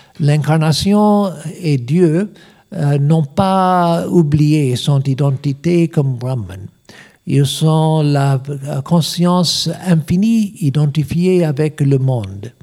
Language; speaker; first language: French; non-native, learner; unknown